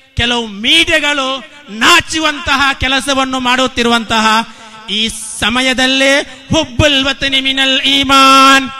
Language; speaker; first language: Kannada; native; Kannada